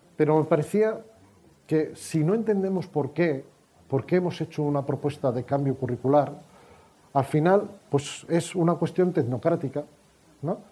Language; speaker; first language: Spanish; native; Spanish